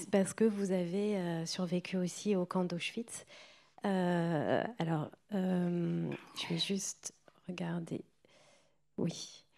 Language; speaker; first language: French; native; French